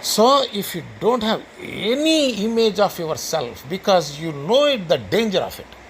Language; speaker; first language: English; non-native, local second language; Telugu